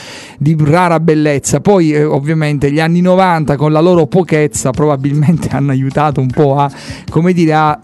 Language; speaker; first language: Italian; native; Italian